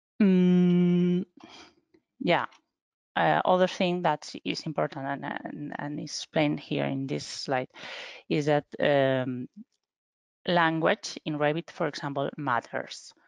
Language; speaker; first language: English; non-native, fluent; Spanish